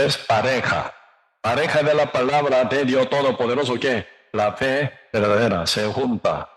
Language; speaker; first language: Spanish; non-native, learner; Korean